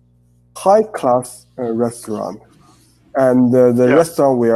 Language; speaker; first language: English; non-native, learner; Chinese